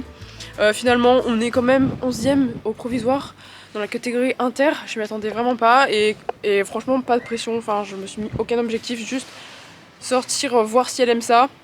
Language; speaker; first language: French; native; French